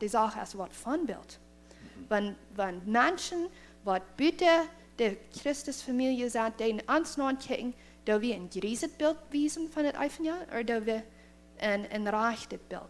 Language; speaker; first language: German; non-native, learner; Plautdietsch